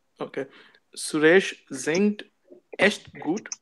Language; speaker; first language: German; non-native, learner; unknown